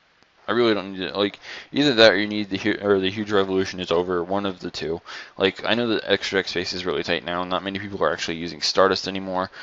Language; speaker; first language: English; native; English